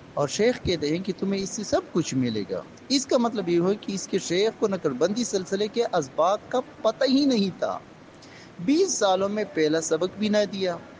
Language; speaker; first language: Urdu; native; Urdu